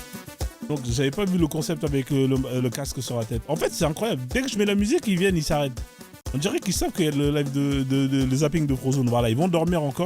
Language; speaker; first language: French; native; French